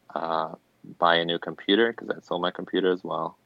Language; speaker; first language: English; non-native, fluent; German